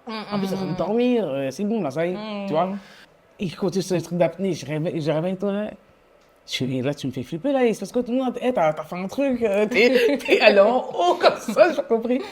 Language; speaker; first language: French; native; French